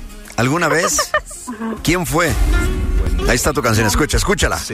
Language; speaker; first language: Spanish; native; Spanish